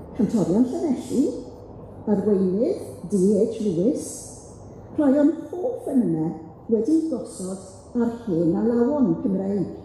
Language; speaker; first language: Welsh; native; Welsh